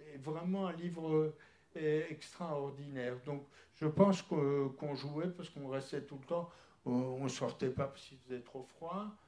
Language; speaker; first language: French; early bilingual, other home language; Yiddish